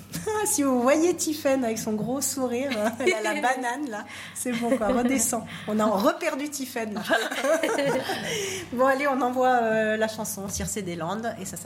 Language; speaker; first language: French; native; French